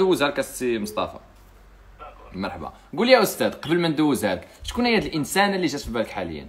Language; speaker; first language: Arabic; native; Arabic